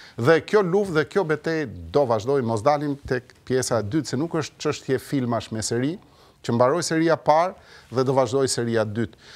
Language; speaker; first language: Albanian; native; Albanian